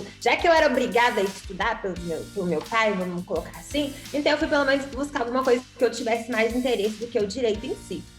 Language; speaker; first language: Portuguese; native; Portuguese